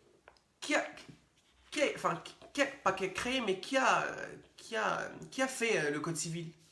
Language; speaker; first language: French; native; French